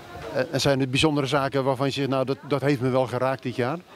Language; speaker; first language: Dutch; native; Dutch